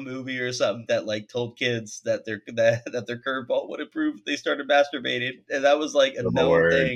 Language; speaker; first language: English; native; English